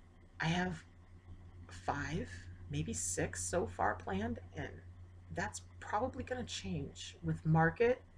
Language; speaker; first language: English; native; English